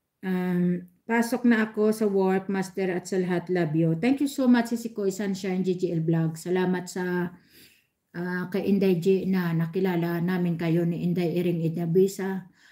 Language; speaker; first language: Filipino; non-native, local second language; Hiligaynon